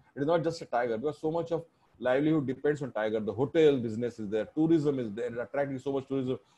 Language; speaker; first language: English; non-native, local second language; Marathi